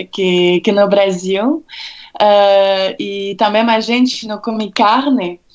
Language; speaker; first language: Portuguese; non-native, fluent; French